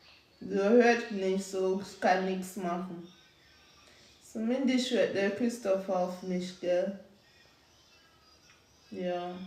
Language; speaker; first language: German; non-native, learner; English